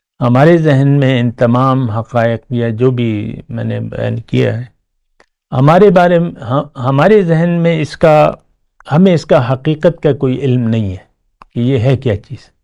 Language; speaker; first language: Urdu; non-native, local second language; Pashto